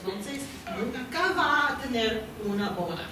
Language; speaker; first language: Spanish; non-native, learner; English